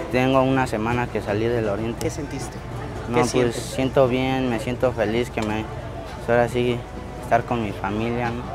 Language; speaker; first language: Spanish; early bilingual, other home language; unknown